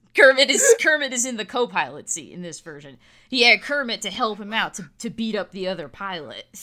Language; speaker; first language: English; native; English